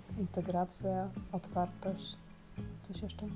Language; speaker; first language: Polish; non-native, fluent; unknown